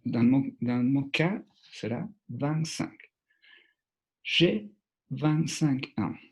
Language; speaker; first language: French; non-native, fluent; Spanish